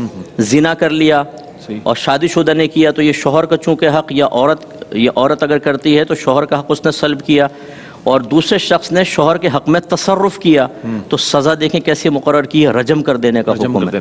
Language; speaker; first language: Urdu; native; Urdu